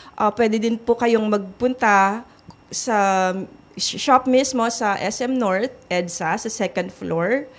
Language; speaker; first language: Filipino; native; Filipino